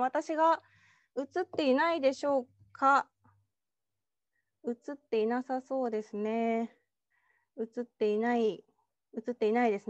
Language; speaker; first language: Japanese; native; Japanese